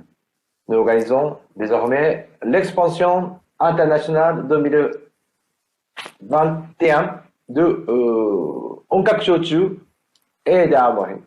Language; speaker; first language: French; non-native, learner; Japanese